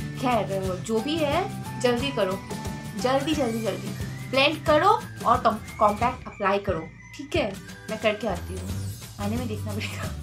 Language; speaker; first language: Hindi; non-native, local second language; Bangla